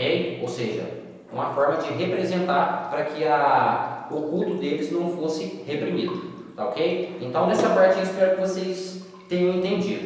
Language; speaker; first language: Portuguese; native; Portuguese